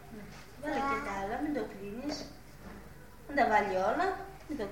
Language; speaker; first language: Greek; native; Greek